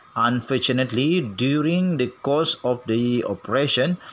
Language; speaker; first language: English; non-native, local second language; Malay